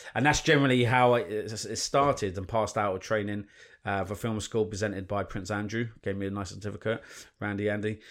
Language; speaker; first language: English; native; English